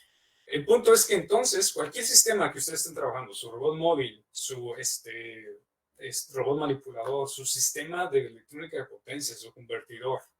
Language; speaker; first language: Spanish; native; Spanish